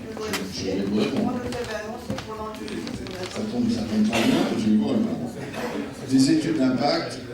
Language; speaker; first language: French; native; French